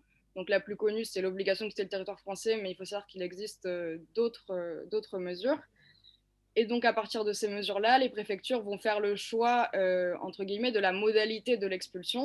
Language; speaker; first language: French; native; French